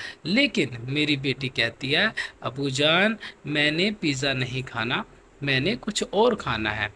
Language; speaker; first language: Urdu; non-native, local second language; Punjabi